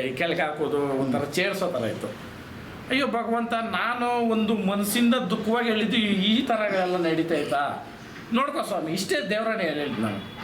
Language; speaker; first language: Kannada; native; Kannada